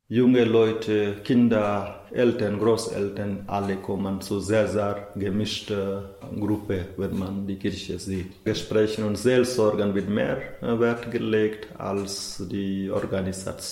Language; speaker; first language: German; non-native, fluent; Hindi